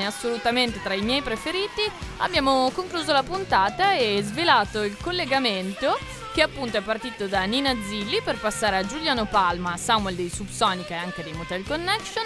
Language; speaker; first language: Italian; native; Italian